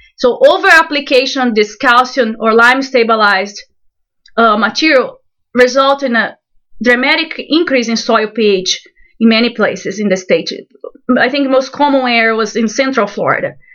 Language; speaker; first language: English; non-native, fluent; Portuguese